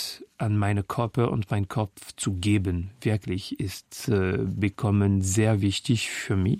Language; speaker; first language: German; non-native, fluent; French